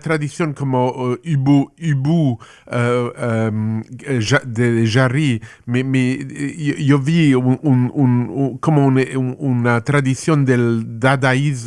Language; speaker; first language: Spanish; non-native, learner; English